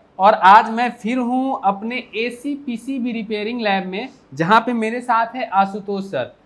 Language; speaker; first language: Hindi; native; Hindi